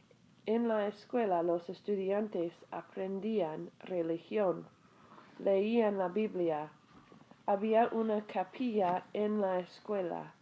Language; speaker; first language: Spanish; non-native, fluent; English